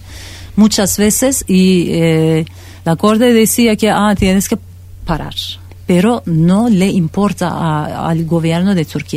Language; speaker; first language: Spanish; non-native, fluent; Turkish